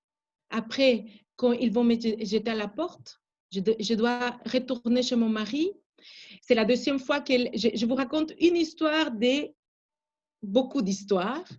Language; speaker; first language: French; non-native, fluent; Spanish